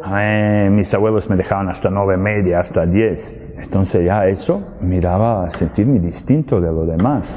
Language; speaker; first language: Spanish; non-native, fluent; Serbian